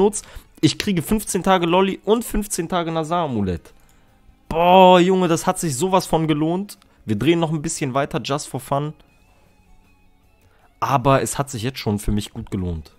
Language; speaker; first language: German; native; German